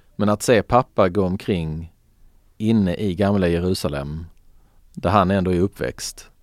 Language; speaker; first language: Swedish; early bilingual, other home language; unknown